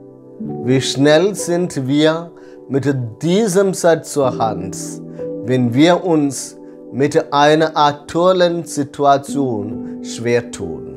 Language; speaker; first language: German; non-native, fluent; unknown